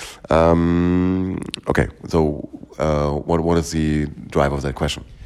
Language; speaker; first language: English; non-native, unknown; German